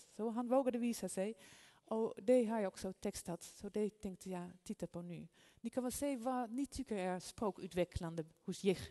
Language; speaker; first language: Swedish; non-native, fluent; Dutch